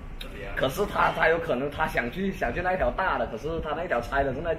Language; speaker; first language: Chinese; native; Chinese